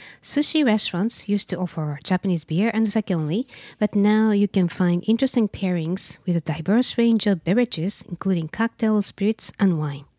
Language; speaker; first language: English; non-native, fluent; Japanese